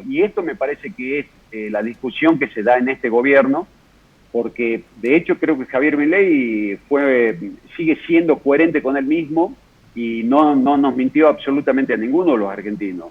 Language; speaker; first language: Spanish; native; Spanish